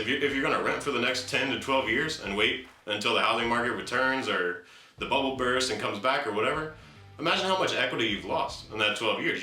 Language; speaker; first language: English; native; English